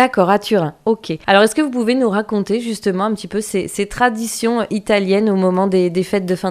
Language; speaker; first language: French; native; French